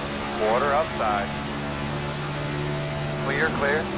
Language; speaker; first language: English; native; English